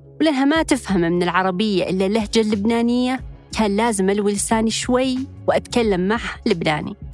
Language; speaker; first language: Arabic; native; Arabic